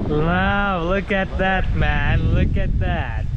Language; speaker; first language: English; non-native, learner; Turkish